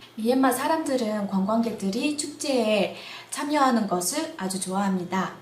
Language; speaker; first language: Korean; non-native, fluent; Burmese